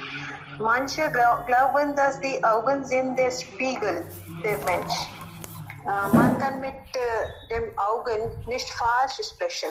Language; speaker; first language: German; non-native, learner; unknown